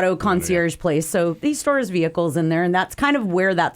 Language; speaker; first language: English; native; English